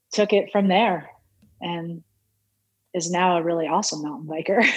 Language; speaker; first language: English; native; English